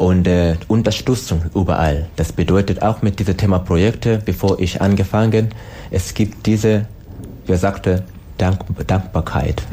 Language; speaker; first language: German; non-native, learner; Swahili